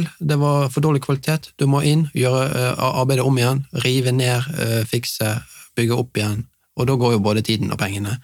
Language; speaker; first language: Norwegian; native; Norwegian